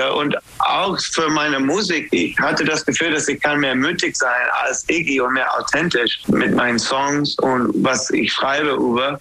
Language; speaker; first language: German; non-native, fluent; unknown